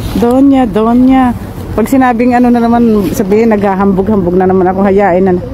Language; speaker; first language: Filipino; native; Filipino